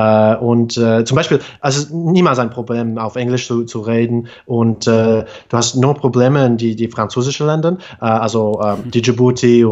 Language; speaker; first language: German; non-native, fluent; English